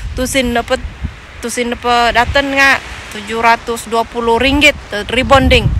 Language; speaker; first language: Malay; non-native, local second language; Central Dusun